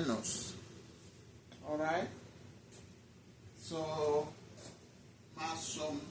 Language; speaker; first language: Spanish; non-native, learner; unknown